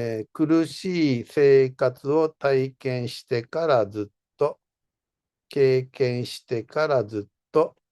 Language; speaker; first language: Japanese; non-native, fluent; Indonesian